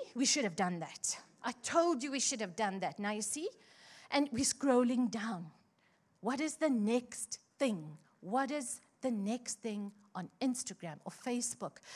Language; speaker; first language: English; native; English